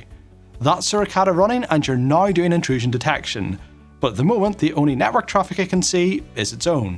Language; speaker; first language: English; native; English